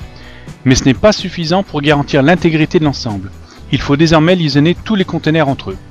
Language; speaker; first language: French; native; French